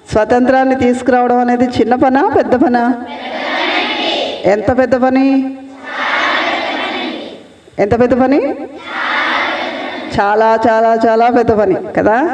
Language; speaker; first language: Telugu; native; Telugu